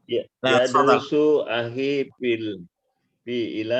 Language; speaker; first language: Arabic; non-native, learner; Indonesian